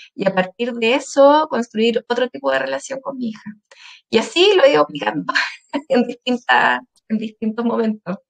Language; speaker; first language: Spanish; native; Spanish